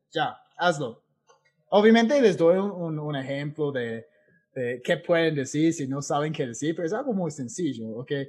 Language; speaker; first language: Spanish; non-native, fluent; English